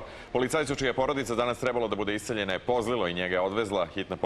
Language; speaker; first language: Serbian; native; Serbian